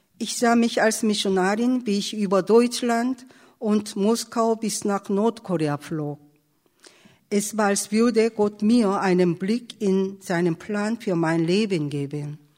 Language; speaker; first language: German; non-native, fluent; Korean